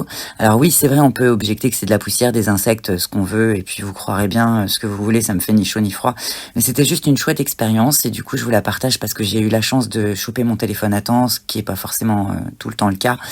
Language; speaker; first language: French; native; French